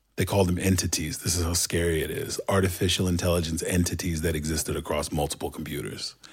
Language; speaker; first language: English; non-native, fluent; Turkish